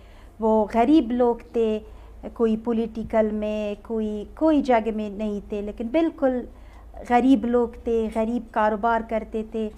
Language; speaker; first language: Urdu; non-native, fluent; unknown